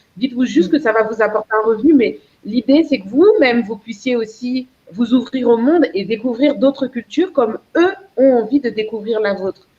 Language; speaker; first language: French; early bilingual, other home language; Lingala